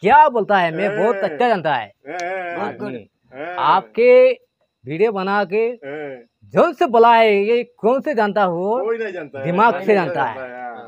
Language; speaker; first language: Hindi; non-native, local second language; Bangla